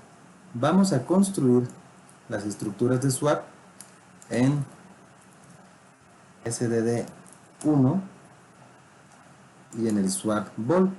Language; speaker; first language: Spanish; native; Spanish